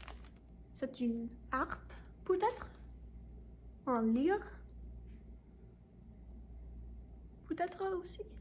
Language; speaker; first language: French; non-native, learner; English